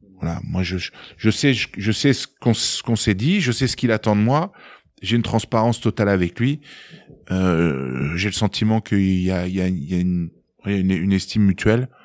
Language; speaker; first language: French; native; French